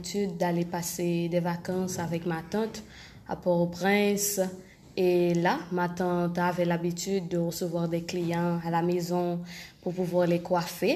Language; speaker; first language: French; non-native, local second language; Haitian Creole